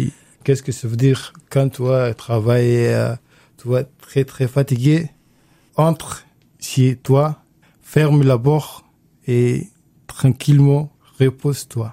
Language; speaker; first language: French; non-native, learner; Arabic